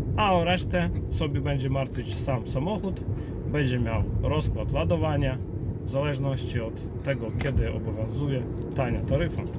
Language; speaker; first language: Polish; native; Polish